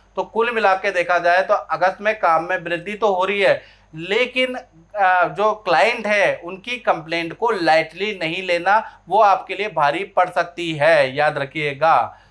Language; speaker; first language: Hindi; native; Hindi